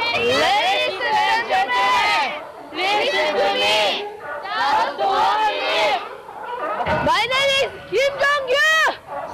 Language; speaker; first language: English; non-native, learner; Korean